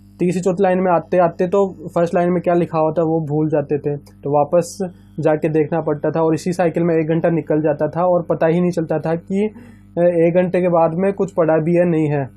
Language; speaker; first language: Hindi; native; Hindi